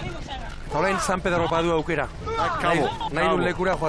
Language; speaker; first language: Basque; native; Basque